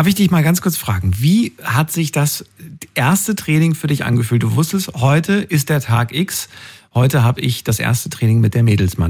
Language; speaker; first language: German; native; German